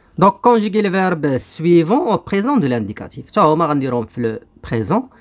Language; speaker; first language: French; non-native, local second language; Arabic